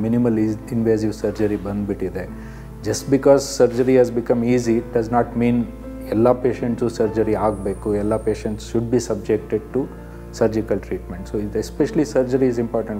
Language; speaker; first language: Kannada; native; Kannada